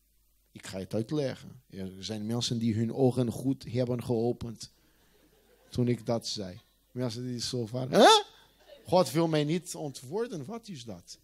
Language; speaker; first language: Dutch; non-native, fluent; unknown